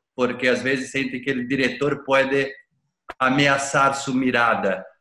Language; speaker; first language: Spanish; non-native, learner; Portuguese